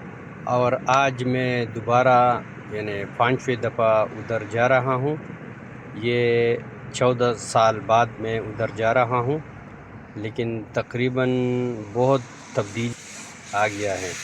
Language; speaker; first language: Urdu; non-native, local second language; Pashto